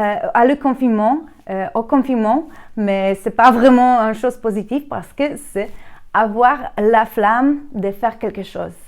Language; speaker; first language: French; non-native, learner; Polish